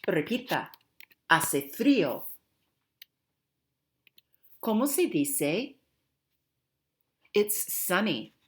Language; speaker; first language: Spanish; non-native, fluent; English